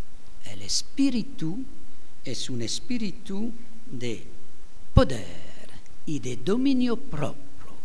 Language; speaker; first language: Spanish; non-native, fluent; French